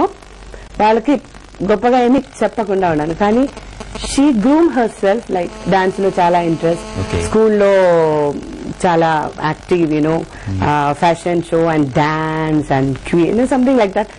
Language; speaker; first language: Telugu; non-native, fluent; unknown